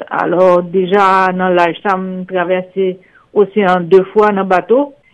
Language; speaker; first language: French; non-native, local second language; Haitian Creole